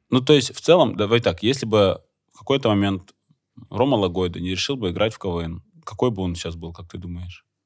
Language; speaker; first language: Russian; native; Russian